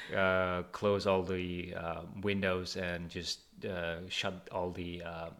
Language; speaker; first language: English; non-native, fluent; Uzbek